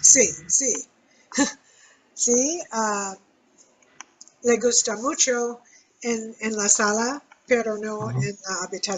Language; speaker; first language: Spanish; non-native, learner; English